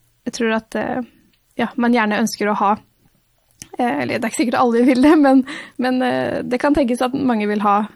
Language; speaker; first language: Norwegian; native; Norwegian